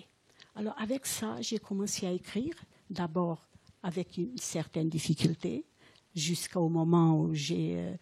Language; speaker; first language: French; non-native, fluent; Portuguese